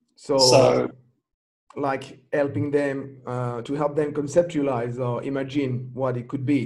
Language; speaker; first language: English; non-native, fluent; French